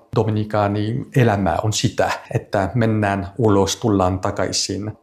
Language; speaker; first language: Finnish; non-native, fluent; French